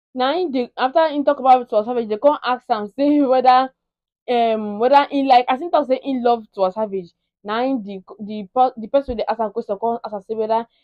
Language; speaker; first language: Nigerian Pidgin; native; Nigerian Pidgin